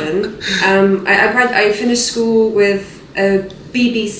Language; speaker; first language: English; native; English